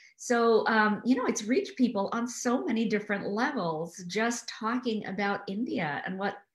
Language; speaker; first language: English; early bilingual, other home language; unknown